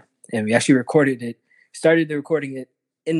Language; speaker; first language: English; native; English